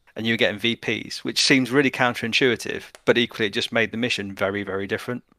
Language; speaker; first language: English; native; English